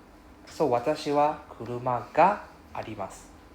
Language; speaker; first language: Japanese; non-native, fluent; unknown